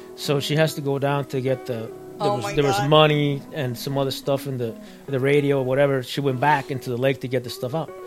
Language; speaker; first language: English; early bilingual, other home language; Spanish